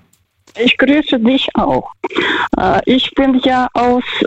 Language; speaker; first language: German; early bilingual, heritage; Russian